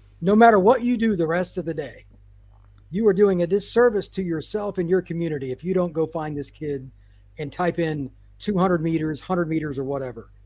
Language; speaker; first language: English; native; English